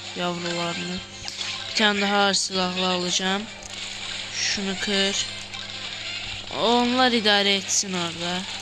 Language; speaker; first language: Turkish; native; Turkish